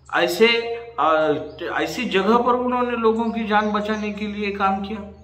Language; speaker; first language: Hindi; non-native, local second language; Marathi